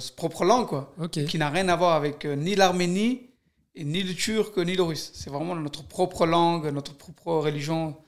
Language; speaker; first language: French; early bilingual, other home language; Kurdish